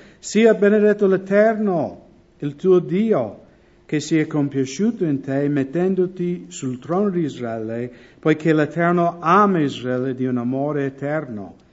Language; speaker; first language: Italian; non-native, fluent; English